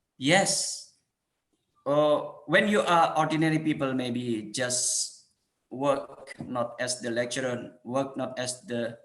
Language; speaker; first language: English; non-native, fluent; Indonesian